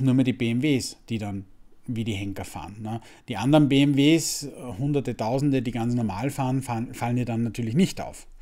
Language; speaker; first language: German; native; German